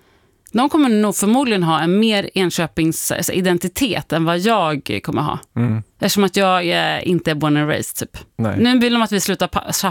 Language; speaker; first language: Swedish; native; Swedish